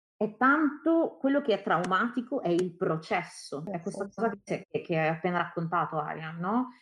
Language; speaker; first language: Italian; early bilingual, other home language; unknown